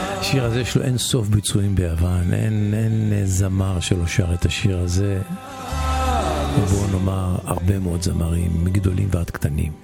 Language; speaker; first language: Hebrew; native; Hebrew